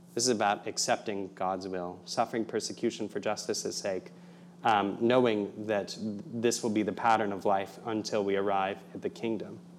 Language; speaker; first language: English; native; English